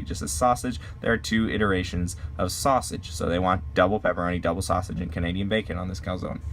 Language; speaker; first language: English; native; English